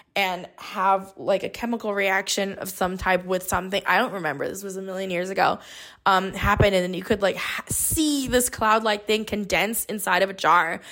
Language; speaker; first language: English; native; English